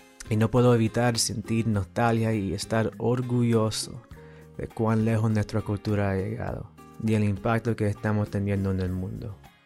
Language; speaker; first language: Spanish; early bilingual, heritage; Spanish